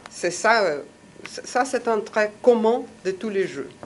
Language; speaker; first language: French; non-native, fluent; Portuguese